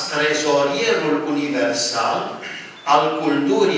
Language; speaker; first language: Romanian; native; Romanian